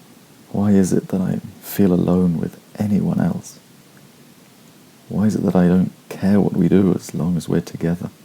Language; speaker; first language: English; native; English